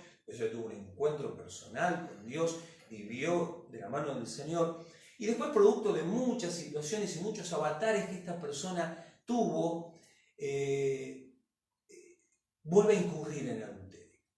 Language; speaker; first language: Spanish; native; Spanish